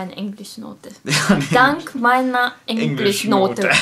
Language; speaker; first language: German; non-native, learner; Japanese